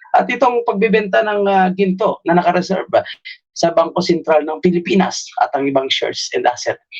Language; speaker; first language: Filipino; native; Filipino